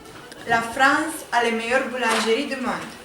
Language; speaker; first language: French; non-native, learner; Romanian